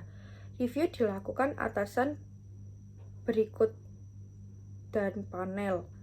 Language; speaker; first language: Indonesian; native; Indonesian